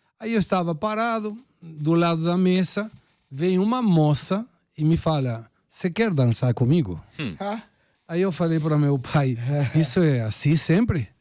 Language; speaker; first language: Portuguese; non-native, fluent; Spanish